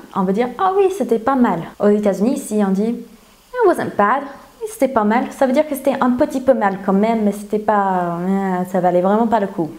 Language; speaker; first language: French; non-native, fluent; English